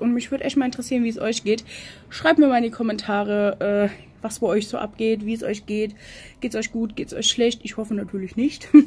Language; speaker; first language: German; native; German